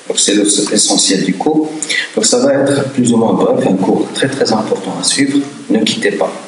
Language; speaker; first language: French; non-native, local second language; Arabic